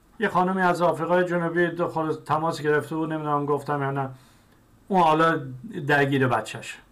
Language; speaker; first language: Persian; native; Persian